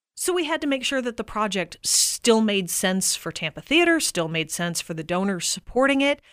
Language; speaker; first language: English; native; English